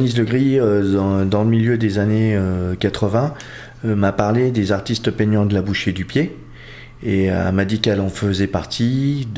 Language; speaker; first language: French; early bilingual, other home language; Portuguese